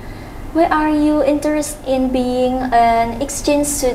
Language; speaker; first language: English; non-native, local second language; Indonesian